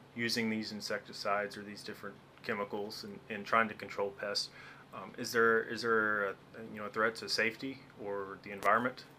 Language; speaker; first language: English; native; English